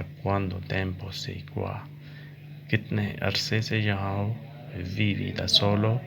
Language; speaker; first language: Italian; non-native, learner; Urdu